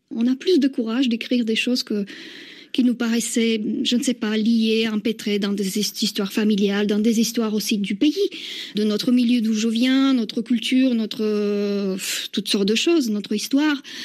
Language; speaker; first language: French; non-native, fluent; Slovak